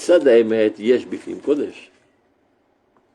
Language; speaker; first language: Hebrew; non-native, fluent; French